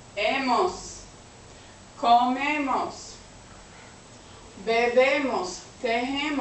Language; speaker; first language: Spanish; non-native, fluent; English